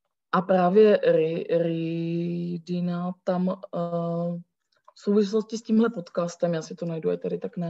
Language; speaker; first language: Czech; native; Czech